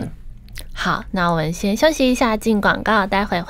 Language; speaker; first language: Chinese; native; Chinese